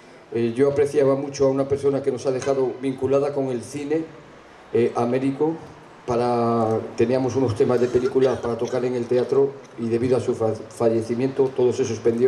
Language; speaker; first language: Spanish; native; Spanish